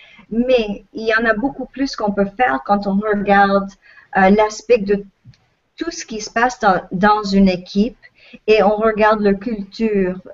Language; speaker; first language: French; non-native, local second language; English